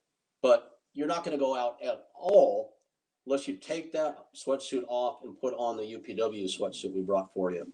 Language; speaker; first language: English; native; English